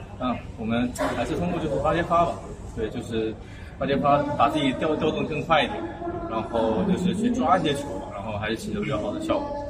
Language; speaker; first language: Chinese; native; Chinese